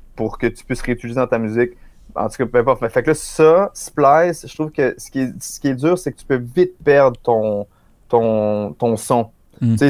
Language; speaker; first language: French; native; French